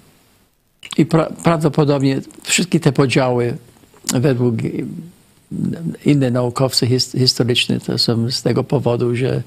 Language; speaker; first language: Polish; early bilingual, heritage; Polish